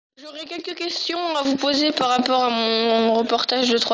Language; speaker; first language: French; native; French